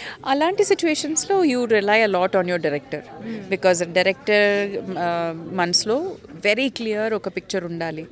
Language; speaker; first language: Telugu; non-native, local second language; Malayalam